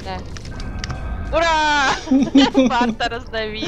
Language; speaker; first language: Russian; native; Russian